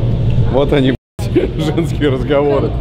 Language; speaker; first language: Russian; native; Russian